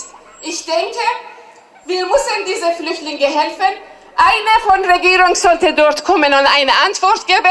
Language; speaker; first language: German; non-native, fluent; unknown